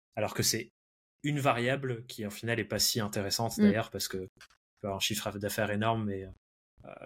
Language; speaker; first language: French; native; French